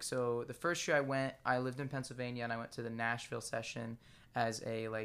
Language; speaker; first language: English; native; English